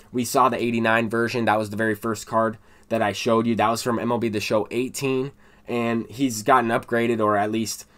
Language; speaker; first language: English; native; English